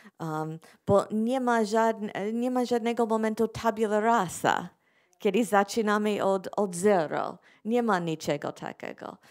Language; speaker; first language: Polish; non-native, fluent; English